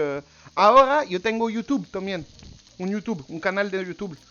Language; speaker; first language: Spanish; non-native, learner; French